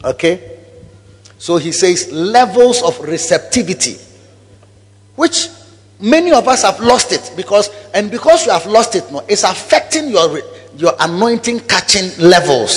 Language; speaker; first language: English; non-native, local second language; Akan